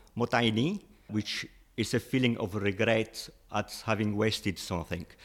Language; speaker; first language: English; non-native, fluent; Italian